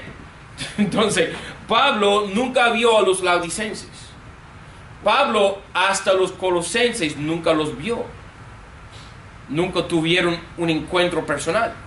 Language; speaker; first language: Spanish; non-native, fluent; English